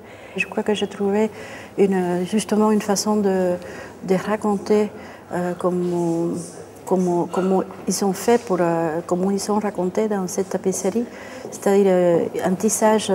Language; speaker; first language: French; non-native, fluent; Spanish